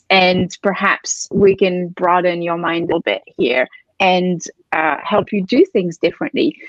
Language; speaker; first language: English; non-native, fluent; French